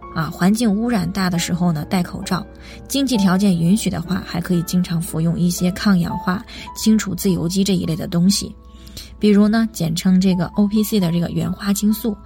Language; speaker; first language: Chinese; native; Chinese